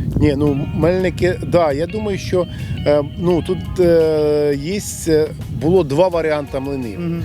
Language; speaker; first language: Ukrainian; native; Ukrainian